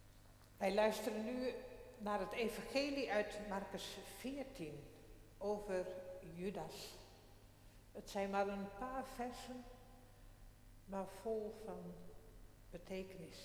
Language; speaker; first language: Dutch; non-native, local second language; Western Frisian